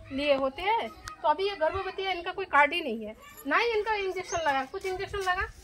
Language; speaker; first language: Hindi; non-native, local second language; Bangla